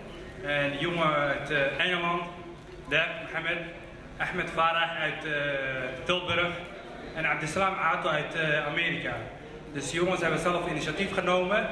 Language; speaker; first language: Dutch; early bilingual, other home language; Somali